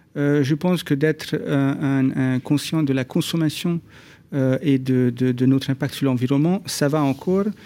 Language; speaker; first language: French; non-native, fluent; Hungarian